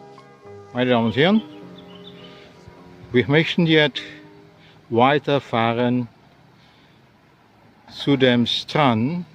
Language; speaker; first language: German; non-native, learner; Indonesian